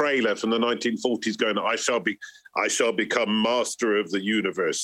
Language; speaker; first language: English; native; English